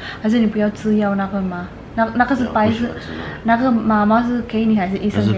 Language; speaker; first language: Chinese; non-native, learner; Indonesian